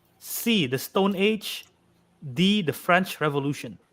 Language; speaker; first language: English; native; English